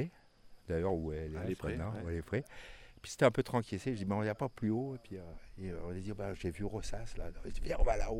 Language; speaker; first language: French; native; French